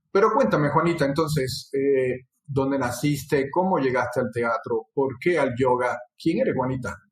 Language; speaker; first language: Spanish; native; Spanish